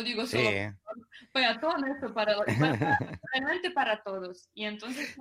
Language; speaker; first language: Spanish; non-native, fluent; Russian